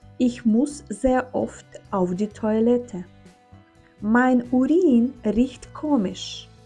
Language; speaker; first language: German; non-native, fluent; Ukrainian